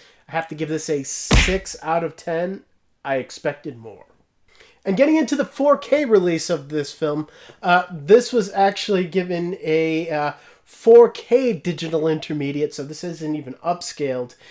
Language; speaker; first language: English; native; English